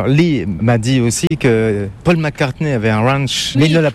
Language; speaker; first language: French; native; French